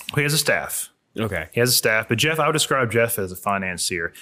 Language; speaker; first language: English; native; English